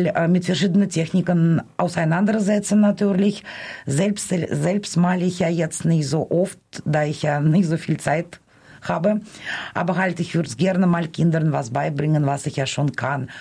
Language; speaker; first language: German; non-native, fluent; Russian